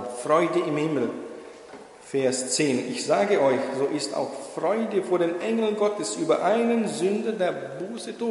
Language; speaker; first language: German; non-native, fluent; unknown